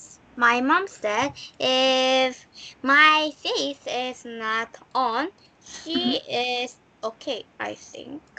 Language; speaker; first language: English; non-native, learner; Korean